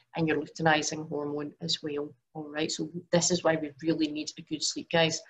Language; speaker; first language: English; native; English